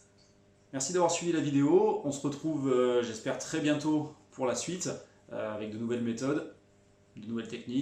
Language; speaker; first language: French; native; French